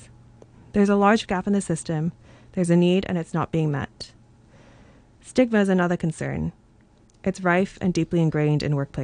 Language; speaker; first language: English; non-native, local second language; Cantonese